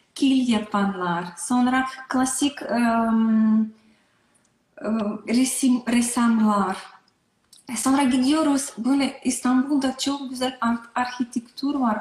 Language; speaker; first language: Turkish; non-native, learner; Russian